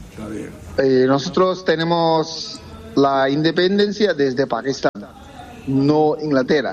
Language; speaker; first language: Spanish; non-native, fluent; Bangla